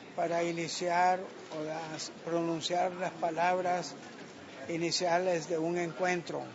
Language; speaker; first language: Spanish; native; Spanish